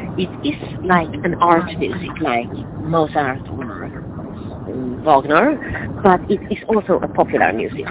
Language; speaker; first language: English; non-native, fluent; Swedish